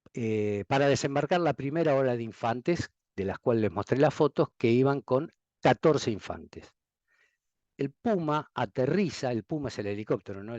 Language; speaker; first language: Spanish; native; Spanish